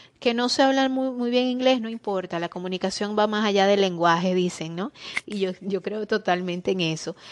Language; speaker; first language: Spanish; native; Spanish